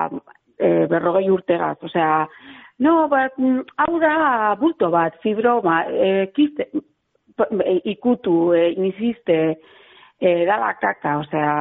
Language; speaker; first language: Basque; non-native, local second language; Spanish